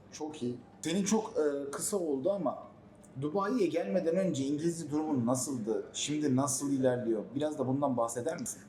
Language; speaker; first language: Turkish; native; Turkish